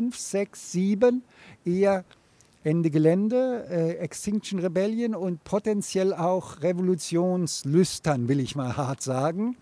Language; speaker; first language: German; native; German